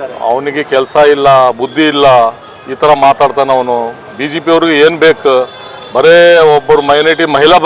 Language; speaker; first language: Kannada; non-native, local second language; Urdu